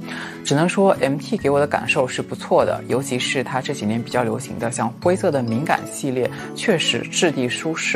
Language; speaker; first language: Chinese; native; Chinese